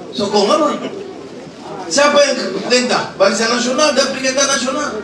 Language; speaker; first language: Malay; native; Malay